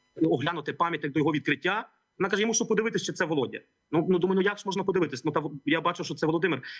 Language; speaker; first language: Ukrainian; native; Ukrainian